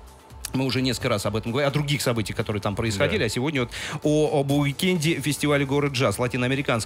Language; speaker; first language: Russian; native; Russian